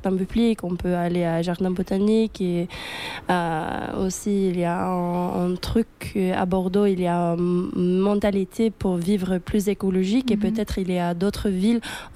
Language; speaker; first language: French; non-native, learner; Swedish